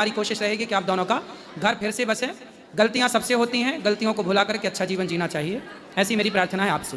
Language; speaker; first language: Hindi; native; Hindi